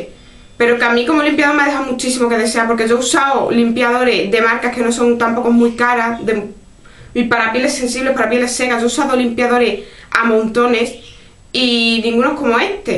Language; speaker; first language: Spanish; native; Spanish